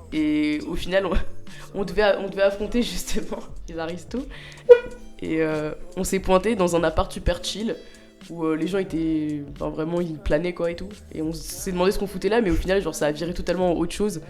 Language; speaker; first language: French; native; French